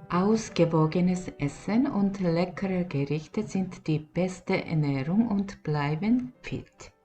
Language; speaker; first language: German; non-native, fluent; Korean